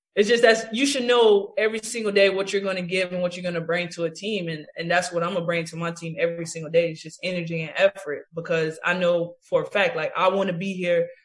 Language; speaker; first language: English; native; English